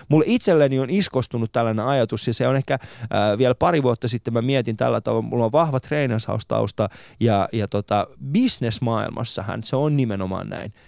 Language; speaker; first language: Finnish; early bilingual, other home language; Persian